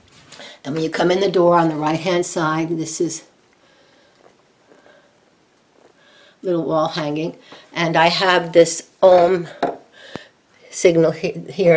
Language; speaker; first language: English; native; English